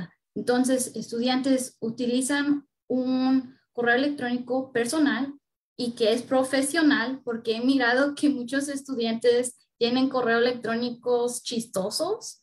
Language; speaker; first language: Spanish; early bilingual, heritage; Spanish